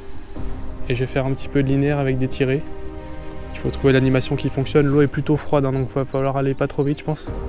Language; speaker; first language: French; native; French